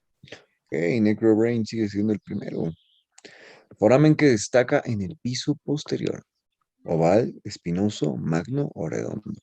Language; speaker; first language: Spanish; native; Spanish